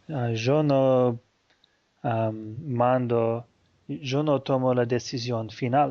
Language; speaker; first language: Spanish; non-native, fluent; Portuguese